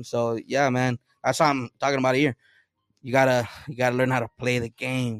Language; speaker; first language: English; early bilingual, other home language; Spanish